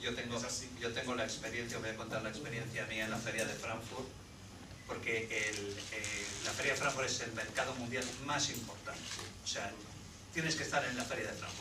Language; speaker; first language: Spanish; native; Spanish